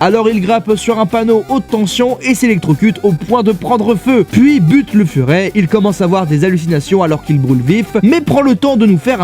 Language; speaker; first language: French; native; French